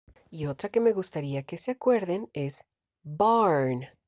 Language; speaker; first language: Spanish; native; Spanish